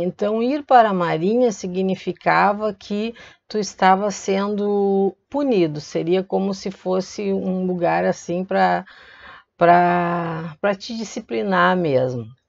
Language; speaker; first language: Portuguese; native; Portuguese